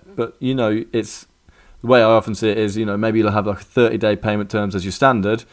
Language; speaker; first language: English; native; English